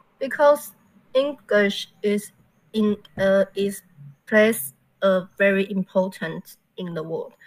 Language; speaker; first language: English; non-native, learner; Chinese